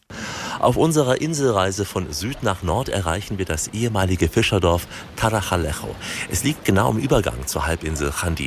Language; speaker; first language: German; native; German